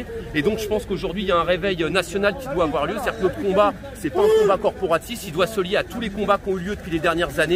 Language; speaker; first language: French; native; French